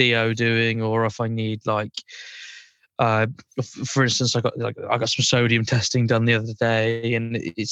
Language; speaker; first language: English; native; English